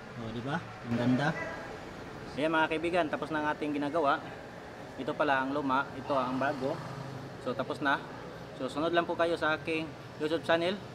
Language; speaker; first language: Filipino; non-native, local second language; Cebuano